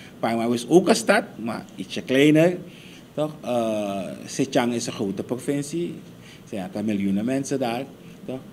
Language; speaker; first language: Dutch; native; Dutch